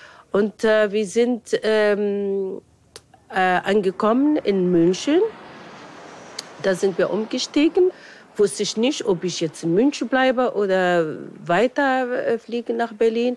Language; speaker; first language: German; non-native, fluent; Arabic